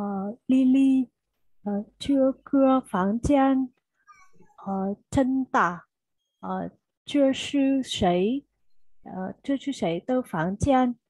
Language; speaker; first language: Chinese; non-native, learner; Vietnamese